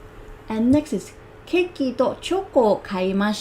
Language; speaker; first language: Japanese; non-native, learner; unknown